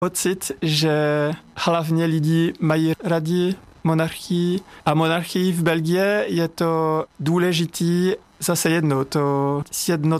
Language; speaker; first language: Czech; non-native, learner; French